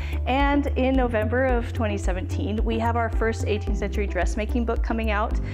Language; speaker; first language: English; native; English